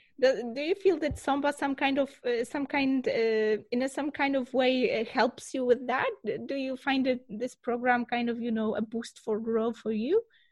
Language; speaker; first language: English; non-native, fluent; Polish